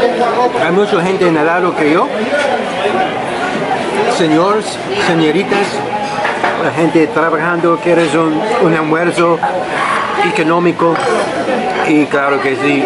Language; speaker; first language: Spanish; non-native, learner; English